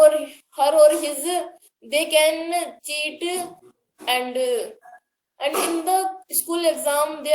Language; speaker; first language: English; non-native, learner; Hindi